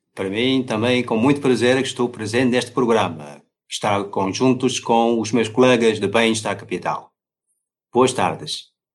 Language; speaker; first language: Portuguese; non-native, fluent; Chinese